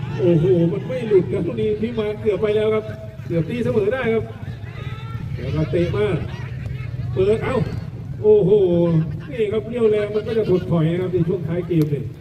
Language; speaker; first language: Thai; native; Thai